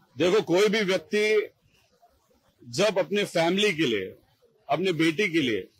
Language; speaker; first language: Hindi; non-native, local second language; Marathi